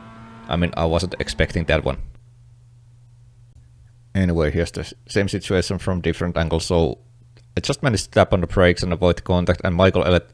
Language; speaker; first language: English; non-native, fluent; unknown